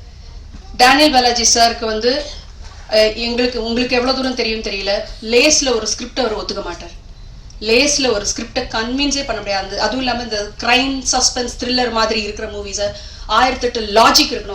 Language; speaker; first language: Tamil; native; Tamil